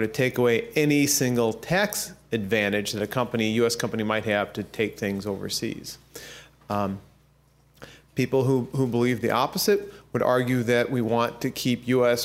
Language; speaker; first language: English; native; English